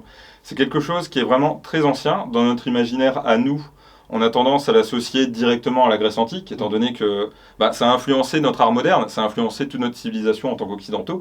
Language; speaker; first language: French; native; French